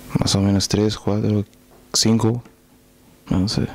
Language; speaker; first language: Spanish; non-native, learner; Portuguese